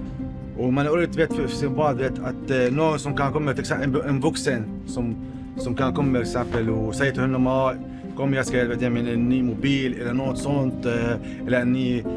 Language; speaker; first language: Swedish; non-native, learner; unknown